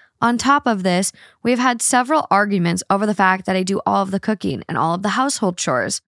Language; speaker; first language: English; native; English